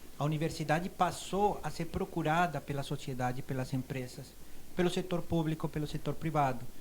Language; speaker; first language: Portuguese; non-native, fluent; Spanish